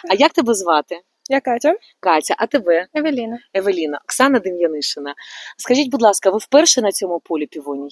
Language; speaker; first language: Ukrainian; native; Ukrainian